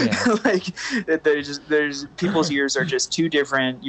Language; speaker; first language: English; native; English